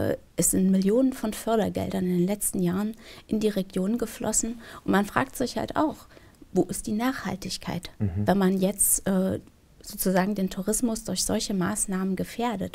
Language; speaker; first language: German; native; German